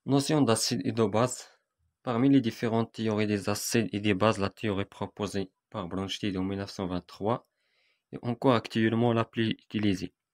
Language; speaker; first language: French; non-native, local second language; Arabic